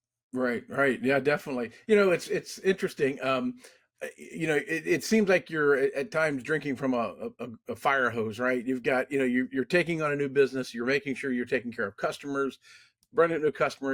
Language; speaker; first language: English; native; English